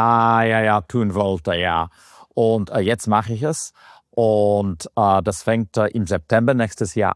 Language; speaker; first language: German; non-native, fluent; English